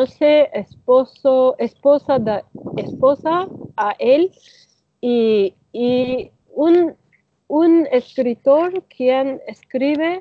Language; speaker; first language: Spanish; non-native, learner; Turkish